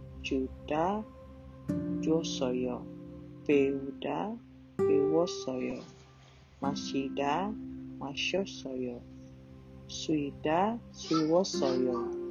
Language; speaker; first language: Korean; non-native, learner; Indonesian